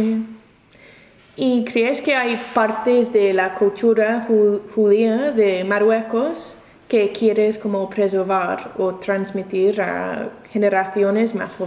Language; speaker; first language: Spanish; non-native, learner; English